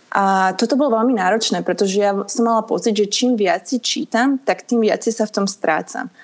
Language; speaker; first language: Slovak; native; Slovak